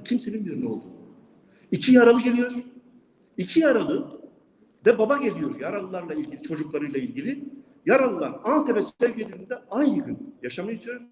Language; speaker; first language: Turkish; non-native, local second language; Kurdish